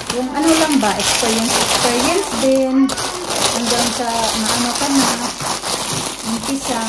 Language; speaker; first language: Filipino; native; Filipino